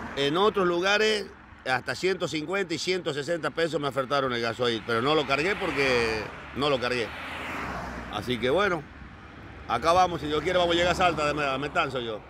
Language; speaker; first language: Spanish; native; Spanish